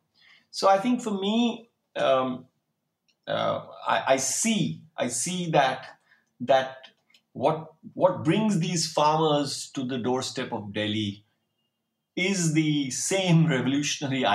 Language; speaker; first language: English; non-native, local second language; Hindi